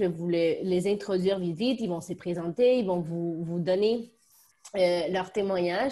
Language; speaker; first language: French; native; French